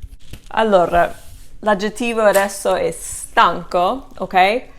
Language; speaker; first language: Italian; non-native, fluent; English